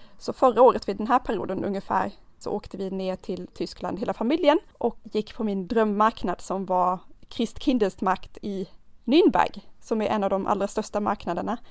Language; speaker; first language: Swedish; native; Swedish